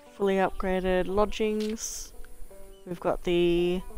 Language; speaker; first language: English; native; English